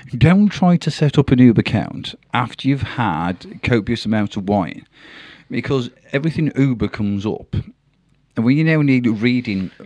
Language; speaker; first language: English; native; English